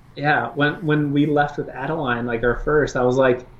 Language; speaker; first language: English; early bilingual, other home language; Albanian